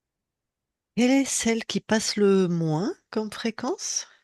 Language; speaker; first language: French; native; French